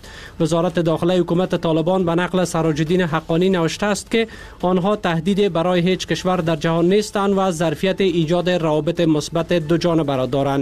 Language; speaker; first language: Persian; native; Persian